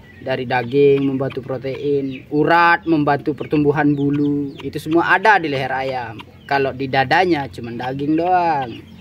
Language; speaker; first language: Indonesian; native; Indonesian